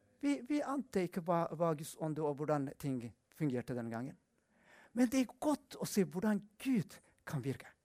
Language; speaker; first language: Norwegian; non-native, fluent; Amharic